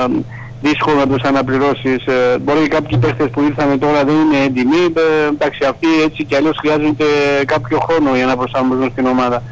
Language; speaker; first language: Greek; non-native, fluent; Georgian